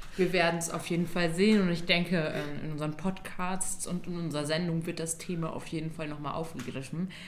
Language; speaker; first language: German; native; German